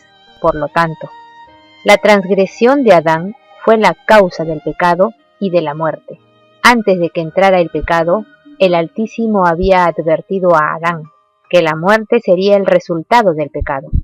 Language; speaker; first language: Spanish; native; Spanish